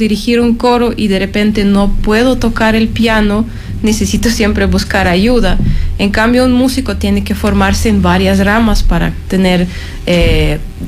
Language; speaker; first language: Spanish; non-native, fluent; Ukrainian